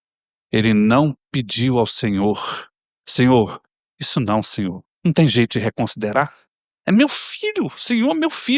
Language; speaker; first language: Portuguese; native; Portuguese